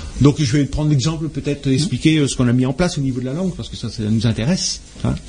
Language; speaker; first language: French; native; French